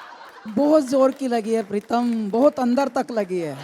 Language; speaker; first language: Hindi; native; Hindi